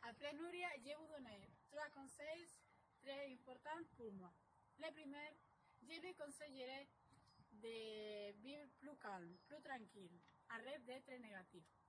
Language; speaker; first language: French; non-native, learner; Spanish